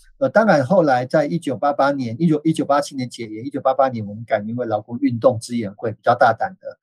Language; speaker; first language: Chinese; native; Chinese